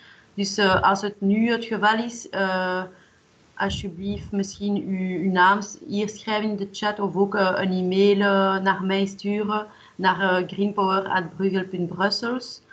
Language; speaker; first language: Dutch; non-native, local second language; French